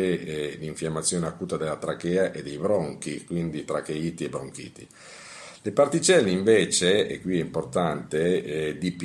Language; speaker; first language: Italian; native; Italian